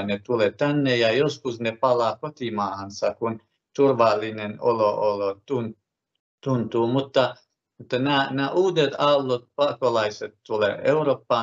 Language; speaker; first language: Finnish; non-native, fluent; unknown